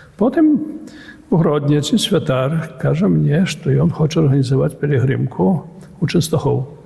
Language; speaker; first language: Belarusian; native; Belarusian